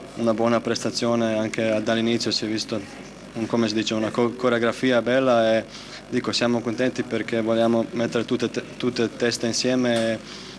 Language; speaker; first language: Italian; non-native, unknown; Croatian